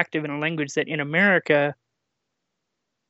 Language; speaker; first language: English; native; English